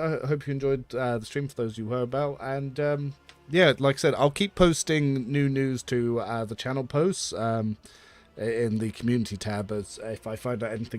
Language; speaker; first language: English; native; English